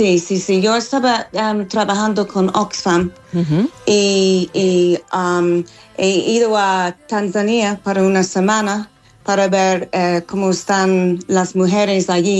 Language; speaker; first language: Spanish; non-native, learner; English